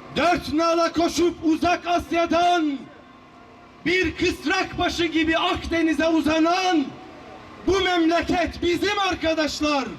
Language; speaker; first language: Turkish; native; Turkish